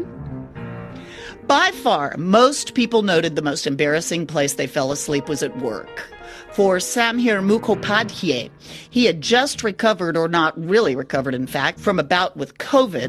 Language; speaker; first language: English; native; English